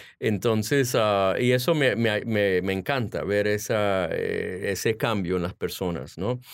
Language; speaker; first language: Spanish; early bilingual, heritage; Spanish